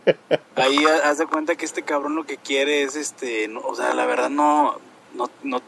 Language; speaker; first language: Spanish; native; Spanish